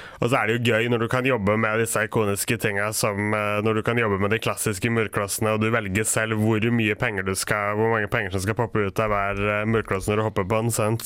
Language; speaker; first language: Norwegian; native; Norwegian